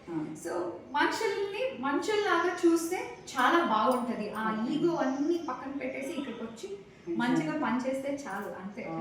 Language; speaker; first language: Telugu; non-native, local second language; Kannada